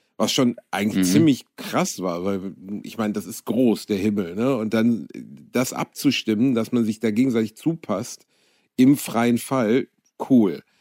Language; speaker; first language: German; native; German